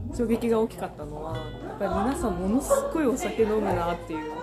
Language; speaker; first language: Japanese; native; Japanese